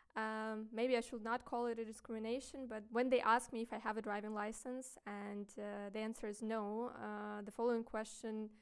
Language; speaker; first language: English; non-native, fluent; Ukrainian